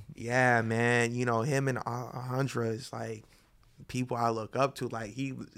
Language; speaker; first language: English; native; English